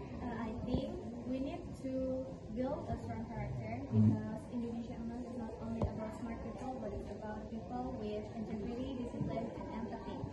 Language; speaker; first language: English; non-native, learner; Indonesian